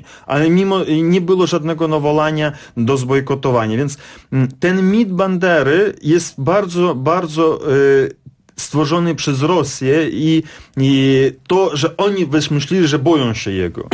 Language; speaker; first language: Polish; non-native, fluent; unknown